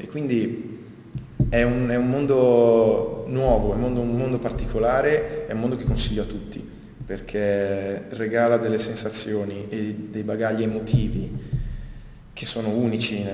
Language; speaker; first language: Italian; native; Italian